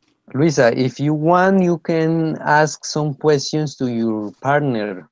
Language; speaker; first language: English; non-native, fluent; Spanish